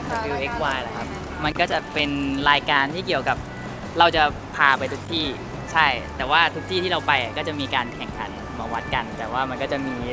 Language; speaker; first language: Thai; native; Thai